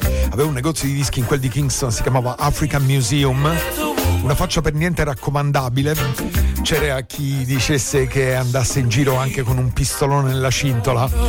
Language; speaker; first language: Italian; native; Italian